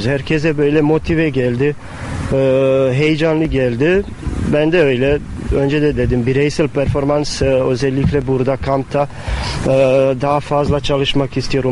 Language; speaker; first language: Turkish; non-native, fluent; Bosnian